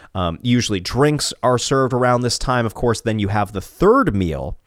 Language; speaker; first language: English; early bilingual, other home language; Italian